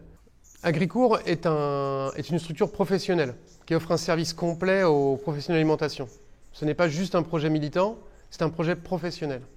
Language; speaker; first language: French; native; French